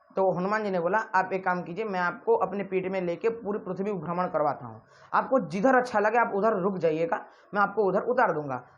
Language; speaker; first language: Hindi; non-native, local second language; Odia